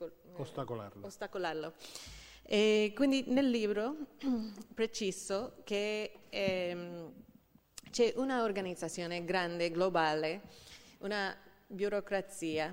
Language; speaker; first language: Italian; non-native, fluent; English